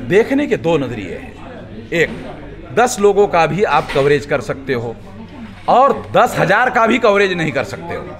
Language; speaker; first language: Hindi; non-native, local second language; Marathi